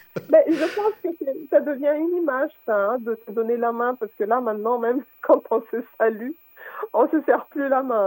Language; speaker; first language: French; non-native, local second language; Malagasy